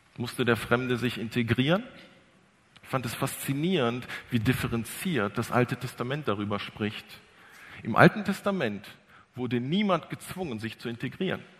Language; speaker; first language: German; early bilingual, other home language; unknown